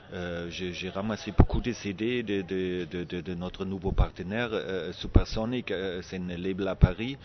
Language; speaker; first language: French; non-native, fluent; German